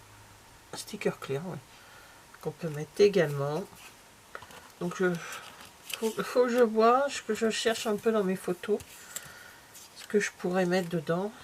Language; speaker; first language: French; native; French